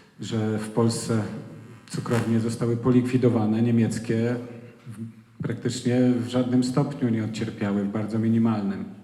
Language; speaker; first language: Polish; native; Polish